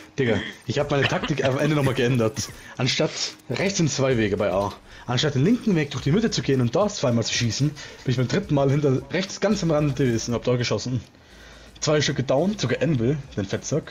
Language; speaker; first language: German; native; German